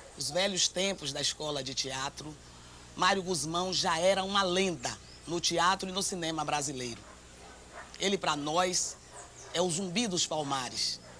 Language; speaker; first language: Portuguese; native; Portuguese